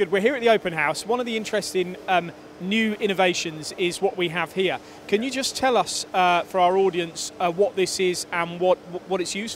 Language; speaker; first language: English; native; English